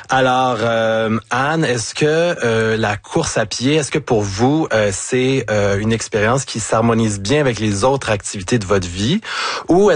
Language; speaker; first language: French; native; French